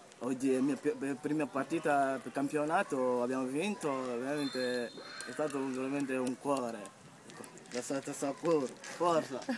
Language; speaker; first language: Italian; non-native, learner; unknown